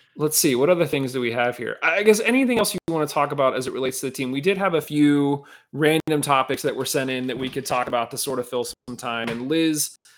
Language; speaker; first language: English; native; English